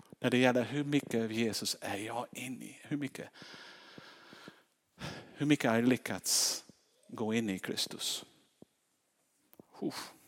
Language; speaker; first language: Swedish; non-native, fluent; English